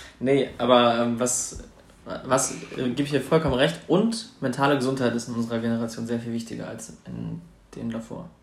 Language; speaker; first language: German; early bilingual, other home language; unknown